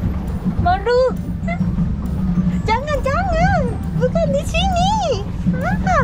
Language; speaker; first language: Indonesian; non-native, fluent; Japanese